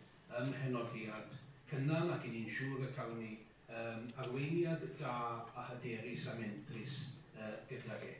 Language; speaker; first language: Welsh; native; Welsh